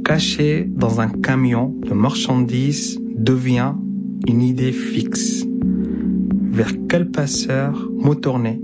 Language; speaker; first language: French; non-native, fluent; Arabic